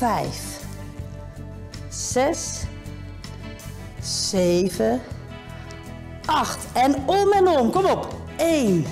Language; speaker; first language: Dutch; native; Dutch